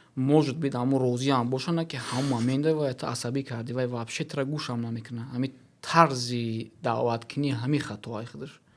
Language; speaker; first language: Tajik; native; Tajik